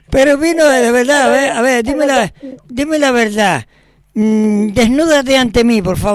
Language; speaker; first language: Spanish; native; Spanish